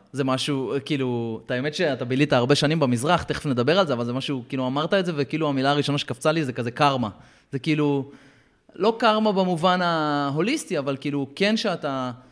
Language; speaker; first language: Hebrew; native; Hebrew